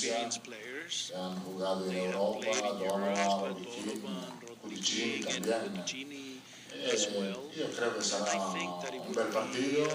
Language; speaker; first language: Spanish; non-native, fluent; Italian